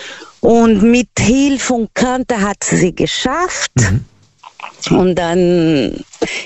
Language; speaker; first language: German; non-native, fluent; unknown